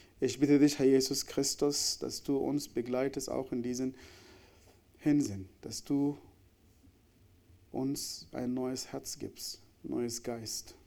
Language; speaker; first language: German; non-native, fluent; Arabic